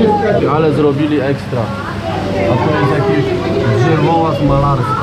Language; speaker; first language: Polish; native; Polish